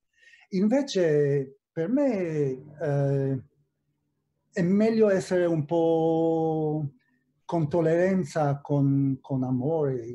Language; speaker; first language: Italian; non-native, fluent; Hebrew